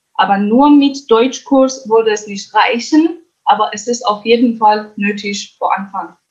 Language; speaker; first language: German; non-native, fluent; Kurdish